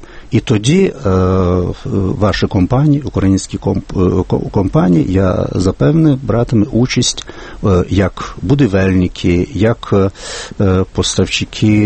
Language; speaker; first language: Ukrainian; non-native, fluent; Lithuanian